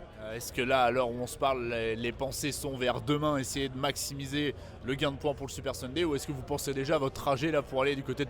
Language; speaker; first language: French; native; French